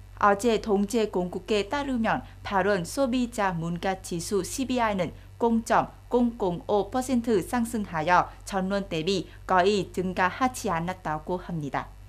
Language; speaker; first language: Korean; non-native, fluent; Vietnamese